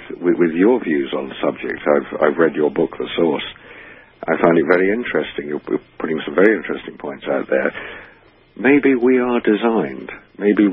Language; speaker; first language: English; native; English